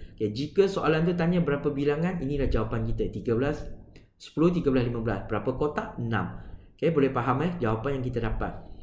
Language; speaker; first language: Malay; non-native, local second language; Chinese